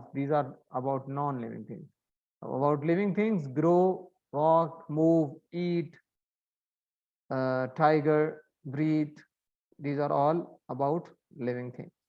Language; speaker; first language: English; non-native, learner; Arabic